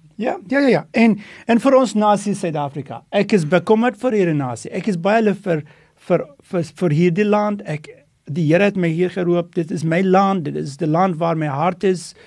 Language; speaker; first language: Afrikaans; non-native, fluent; Dutch